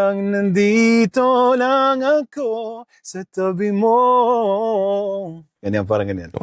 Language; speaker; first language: Filipino; early bilingual, heritage; Filipino